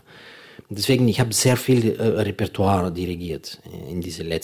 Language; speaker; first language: German; non-native, fluent; Ukrainian